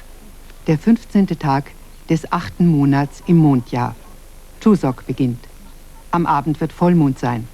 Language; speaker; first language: German; native; German